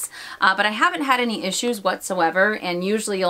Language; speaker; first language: English; native; English